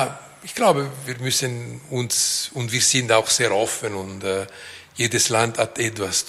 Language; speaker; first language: German; non-native, local second language; French